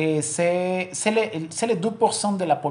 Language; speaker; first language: French; non-native, learner; Spanish